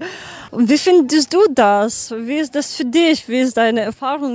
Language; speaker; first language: German; non-native, learner; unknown